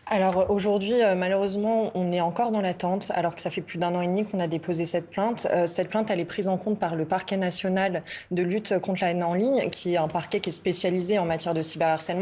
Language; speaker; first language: French; native; French